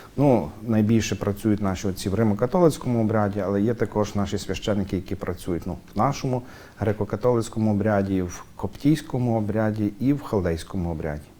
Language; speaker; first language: Ukrainian; native; Ukrainian